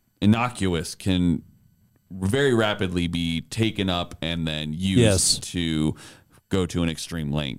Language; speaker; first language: English; native; English